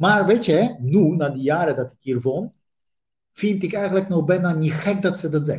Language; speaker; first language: Dutch; non-native, fluent; Polish